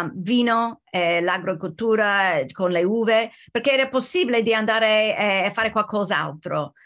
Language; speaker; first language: Italian; non-native, learner; English